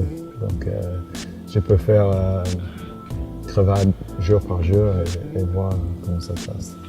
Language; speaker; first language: French; non-native, fluent; English